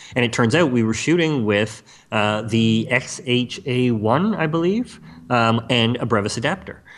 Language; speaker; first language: English; native; English